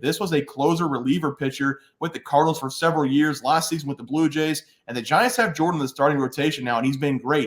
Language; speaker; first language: English; native; English